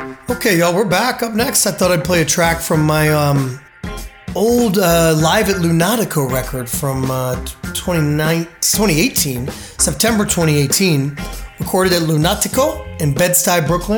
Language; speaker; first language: English; native; English